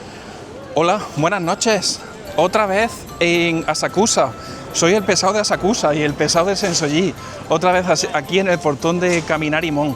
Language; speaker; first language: Spanish; native; Spanish